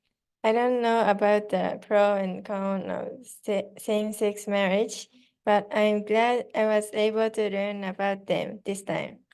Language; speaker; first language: English; non-native, fluent; Japanese